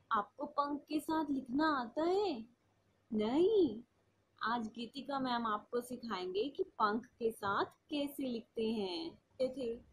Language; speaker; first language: Hindi; native; Hindi